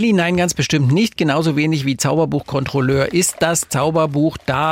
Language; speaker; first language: German; native; German